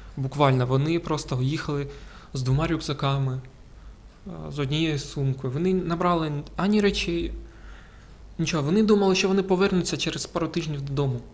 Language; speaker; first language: Ukrainian; non-native, local second language; Russian